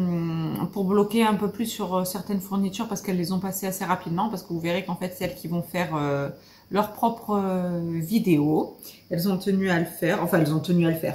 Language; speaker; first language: French; native; French